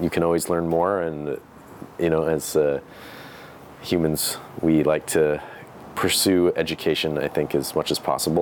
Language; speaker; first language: English; native; English